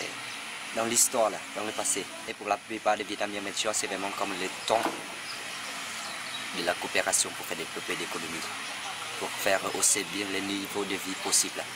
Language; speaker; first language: French; non-native, learner; Vietnamese